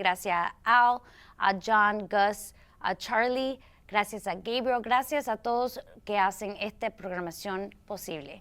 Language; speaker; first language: Spanish; early bilingual, heritage; Spanish